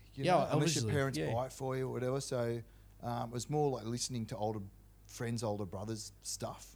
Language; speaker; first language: English; native; English